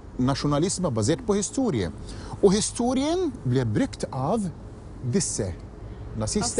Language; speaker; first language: Norwegian; non-native, fluent; Arabic